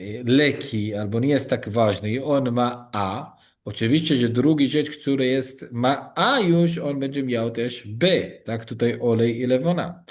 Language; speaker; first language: Polish; non-native, learner; Hebrew